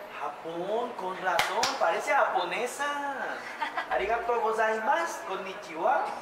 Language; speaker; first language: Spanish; non-native, fluent; Korean